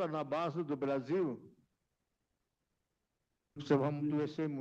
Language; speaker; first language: Portuguese; non-native, local second language; Yanomámi